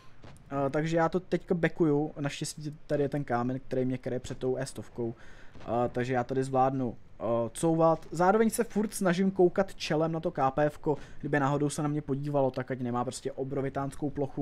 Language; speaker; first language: Czech; native; Czech